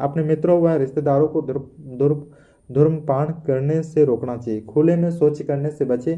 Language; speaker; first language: Hindi; native; Hindi